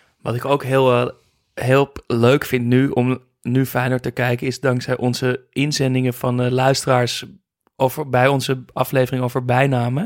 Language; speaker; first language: Dutch; native; Dutch